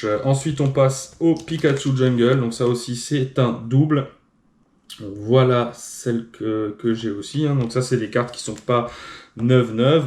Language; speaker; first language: French; native; French